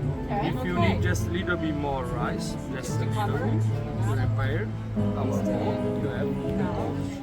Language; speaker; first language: English; non-native, learner; Italian